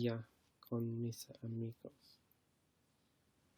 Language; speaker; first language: Spanish; non-native, learner; English